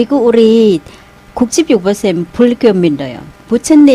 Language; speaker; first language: Korean; non-native, learner; Thai